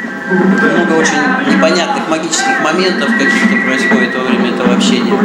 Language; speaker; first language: Russian; native; Russian